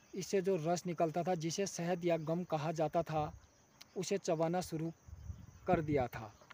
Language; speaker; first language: Hindi; native; Hindi